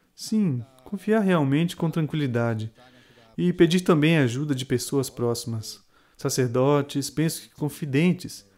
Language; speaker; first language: Portuguese; non-native, fluent; Italian